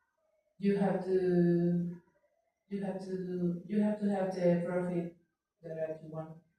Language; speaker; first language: English; non-native, learner; Spanish